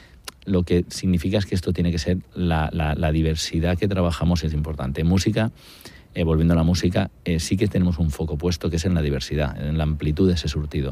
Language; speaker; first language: Spanish; native; Spanish